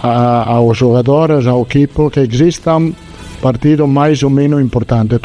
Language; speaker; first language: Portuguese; non-native, learner; Italian